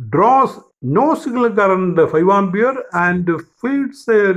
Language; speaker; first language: English; non-native, local second language; Malayalam